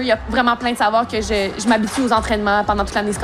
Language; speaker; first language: French; native; French